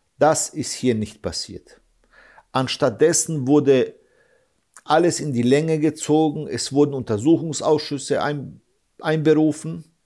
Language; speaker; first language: German; early bilingual, other home language; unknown